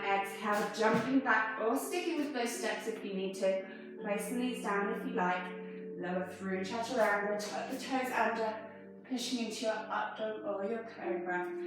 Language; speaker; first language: English; native; English